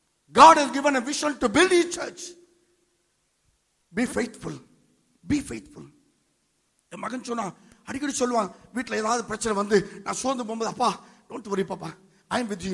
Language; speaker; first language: English; non-native, local second language; Tamil